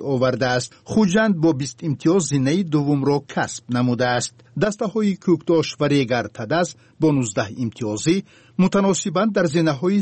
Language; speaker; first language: Tajik; native; Tajik